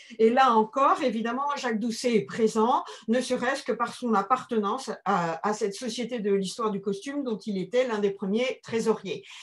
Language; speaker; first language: French; native; French